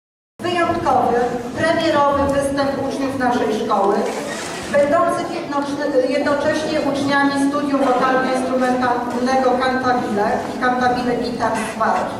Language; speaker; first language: Polish; native; Polish